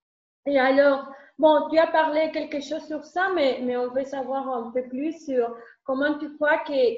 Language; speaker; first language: French; non-native, learner; Spanish